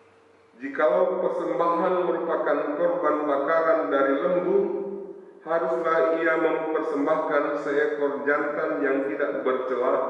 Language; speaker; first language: Indonesian; native; Indonesian